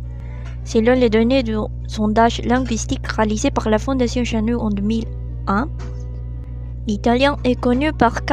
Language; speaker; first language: French; non-native, learner; Spanish